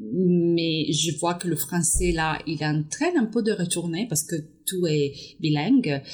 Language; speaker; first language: French; non-native, fluent; Italian